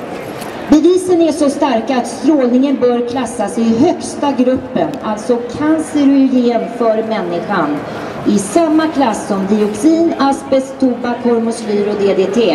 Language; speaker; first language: Swedish; native; Swedish